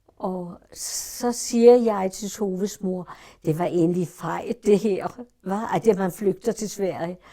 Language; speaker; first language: Danish; early bilingual, other home language; German